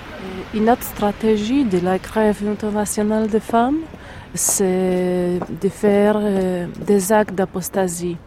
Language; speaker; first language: French; non-native, fluent; Polish